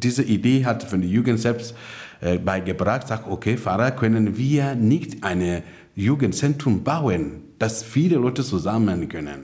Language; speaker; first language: German; non-native, fluent; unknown